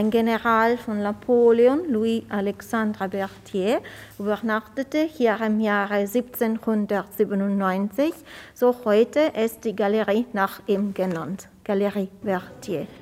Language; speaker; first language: German; non-native, fluent; Italian